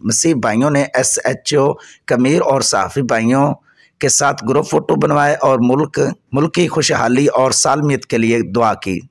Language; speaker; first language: Urdu; non-native, local second language; Punjabi